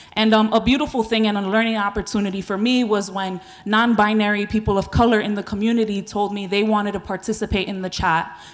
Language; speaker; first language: English; native; English